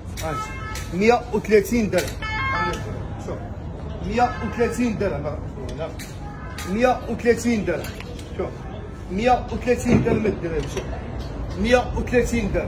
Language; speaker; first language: Arabic; native; Arabic